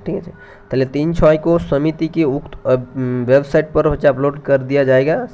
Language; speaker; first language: Hindi; non-native, local second language; Bangla